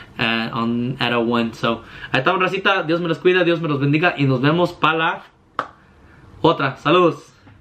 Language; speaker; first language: Spanish; early bilingual, heritage; Spanish